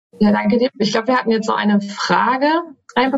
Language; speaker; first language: German; native; German